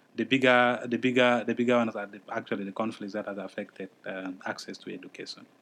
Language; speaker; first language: English; non-native, fluent; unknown